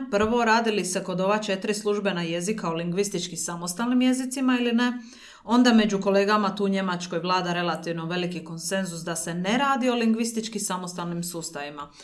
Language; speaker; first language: Croatian; native; Croatian